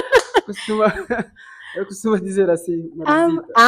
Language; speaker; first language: Portuguese; non-native, local second language; Fula